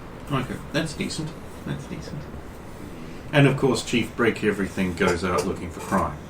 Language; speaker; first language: English; native; English